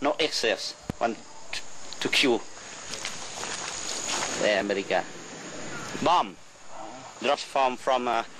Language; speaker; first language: English; non-native, learner; Lao